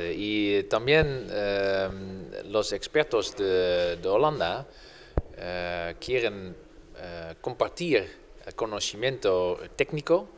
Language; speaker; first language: Spanish; non-native, learner; Dutch